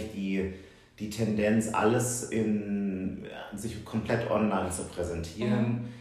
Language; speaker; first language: German; native; German